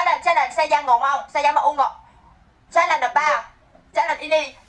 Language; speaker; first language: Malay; non-native, learner; Vietnamese